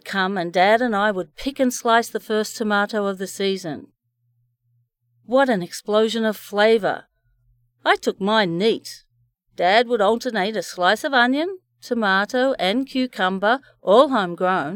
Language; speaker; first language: English; native; English